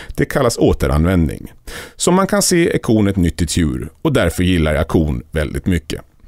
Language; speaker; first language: Swedish; native; Swedish